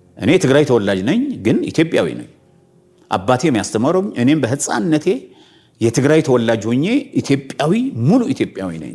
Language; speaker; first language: Amharic; non-native, local second language; Tigrinya